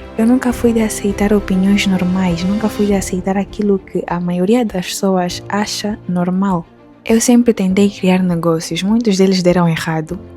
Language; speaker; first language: Portuguese; native; Portuguese